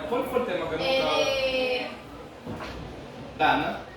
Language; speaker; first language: Spanish; native; Spanish